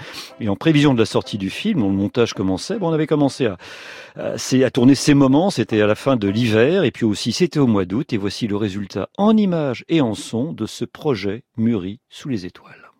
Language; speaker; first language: French; native; French